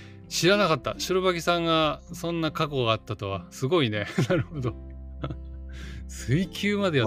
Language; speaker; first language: Japanese; native; Japanese